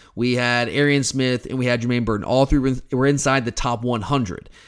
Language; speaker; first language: English; native; English